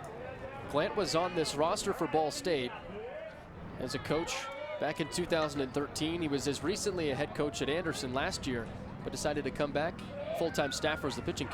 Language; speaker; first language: English; native; English